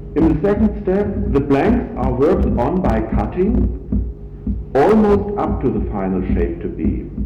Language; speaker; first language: English; non-native, fluent; German